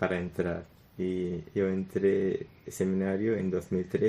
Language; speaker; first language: Spanish; non-native, learner; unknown